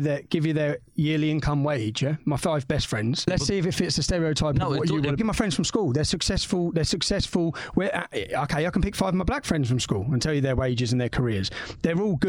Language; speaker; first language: English; native; English